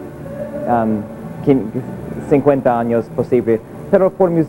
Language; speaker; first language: Spanish; non-native, learner; English